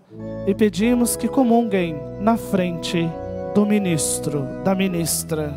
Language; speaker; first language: Portuguese; native; Portuguese